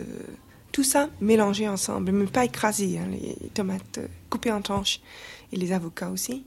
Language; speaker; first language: French; non-native, fluent; English